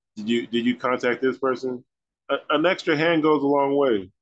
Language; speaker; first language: English; native; English